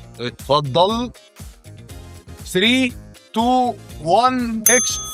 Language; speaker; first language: Arabic; native; Arabic